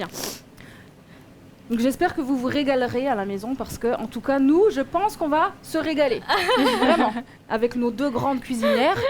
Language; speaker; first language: French; native; French